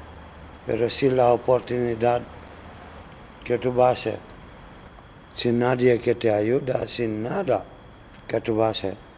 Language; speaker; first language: Spanish; non-native, learner; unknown